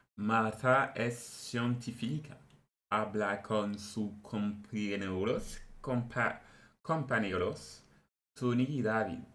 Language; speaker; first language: Spanish; non-native, learner; French